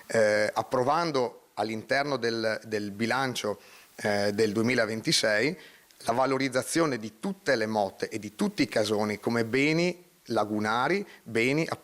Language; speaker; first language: Italian; native; Italian